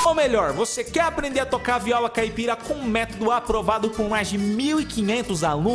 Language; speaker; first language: Portuguese; native; Portuguese